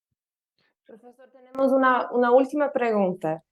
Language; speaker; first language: Spanish; non-native, learner; Portuguese